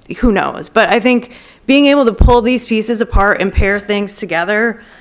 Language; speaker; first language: English; native; English